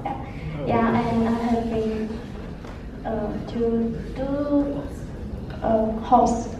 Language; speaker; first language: English; non-native, learner; Chinese